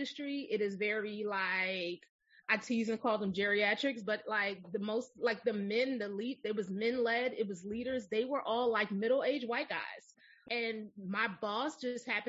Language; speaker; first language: English; native; English